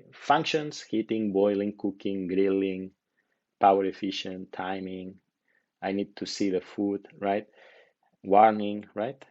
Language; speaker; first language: English; non-native, fluent; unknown